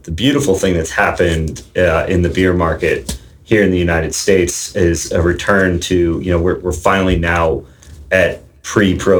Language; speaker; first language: English; native; English